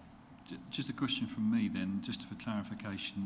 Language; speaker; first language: English; native; English